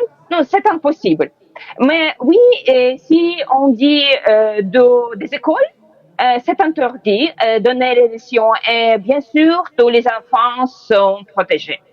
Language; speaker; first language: French; non-native, learner; Ukrainian